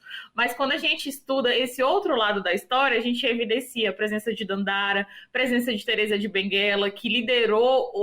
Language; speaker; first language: Portuguese; native; Portuguese